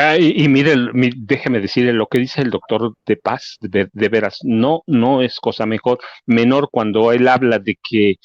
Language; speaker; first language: Spanish; native; Spanish